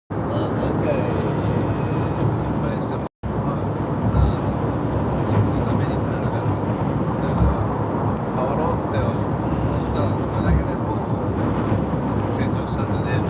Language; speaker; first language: Japanese; native; Japanese